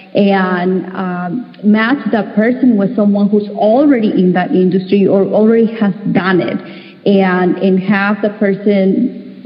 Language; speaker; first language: English; non-native, fluent; Spanish